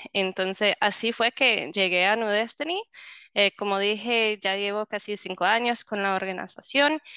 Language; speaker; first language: Spanish; non-native, fluent; English